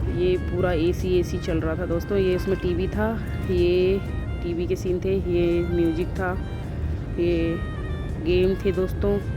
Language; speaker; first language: Hindi; native; Hindi